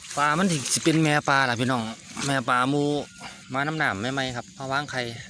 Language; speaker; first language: Thai; native; Thai